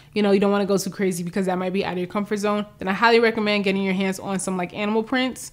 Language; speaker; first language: English; native; English